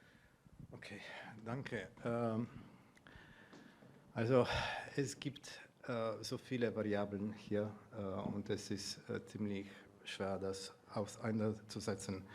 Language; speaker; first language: German; non-native, fluent; Slovenian